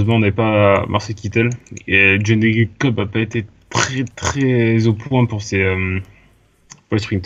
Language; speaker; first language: French; native; French